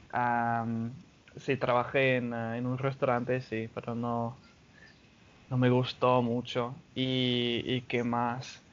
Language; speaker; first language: Spanish; non-native, fluent; English